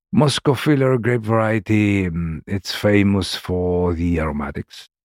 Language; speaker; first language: English; non-native, learner; Greek